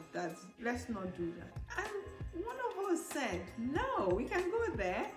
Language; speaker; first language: English; non-native, local second language; Igbo